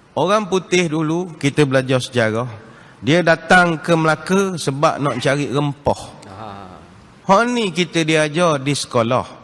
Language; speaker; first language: Malay; native; Malay